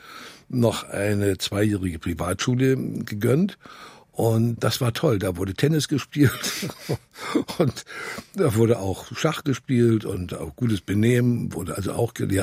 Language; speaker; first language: German; native; German